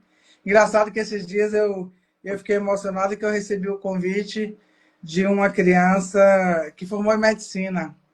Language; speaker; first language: Portuguese; native; Portuguese